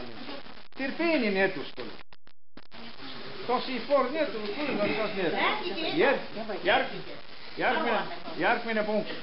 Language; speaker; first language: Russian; non-native, local second language; Estonian